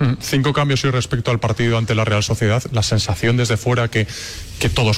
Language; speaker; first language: Spanish; native; Spanish